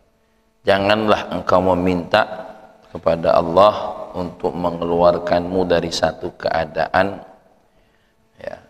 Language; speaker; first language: Indonesian; native; Indonesian